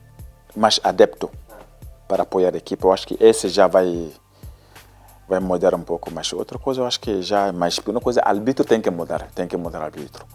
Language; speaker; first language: Portuguese; non-native, learner; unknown